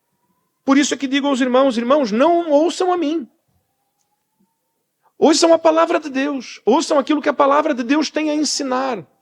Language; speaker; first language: Portuguese; native; Portuguese